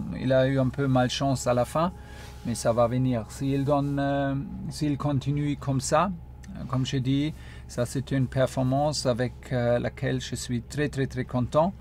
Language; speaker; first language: French; non-native, fluent; German